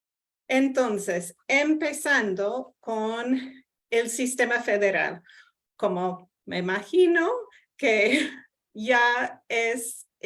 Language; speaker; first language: Spanish; non-native, fluent; English